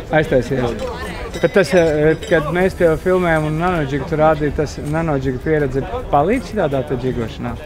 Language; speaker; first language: Latvian; native; Latvian